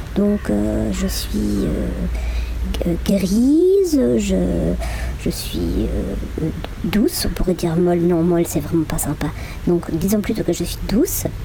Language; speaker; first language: French; non-native, local second language; Swiss German